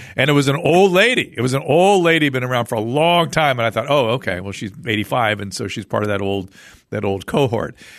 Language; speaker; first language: English; native; English